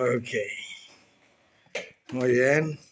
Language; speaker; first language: Spanish; non-native, fluent; Indonesian